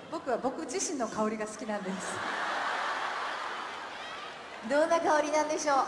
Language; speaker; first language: Japanese; non-native, fluent; Khmer